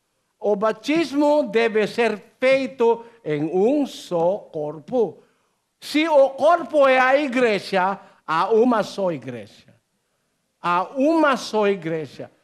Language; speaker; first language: Portuguese; non-native, learner; Filipino